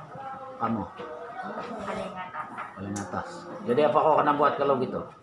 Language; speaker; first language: Malay; native; Malay